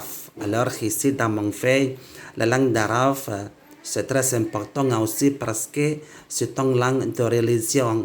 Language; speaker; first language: French; non-native, learner; Indonesian